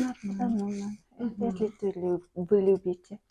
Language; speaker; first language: Russian; non-native, learner; Vietnamese